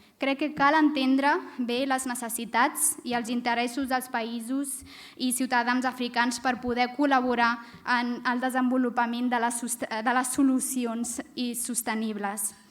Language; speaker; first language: Catalan; early bilingual, other home language; Amharic